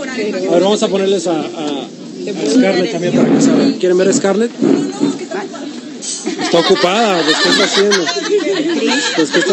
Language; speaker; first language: Spanish; native; Spanish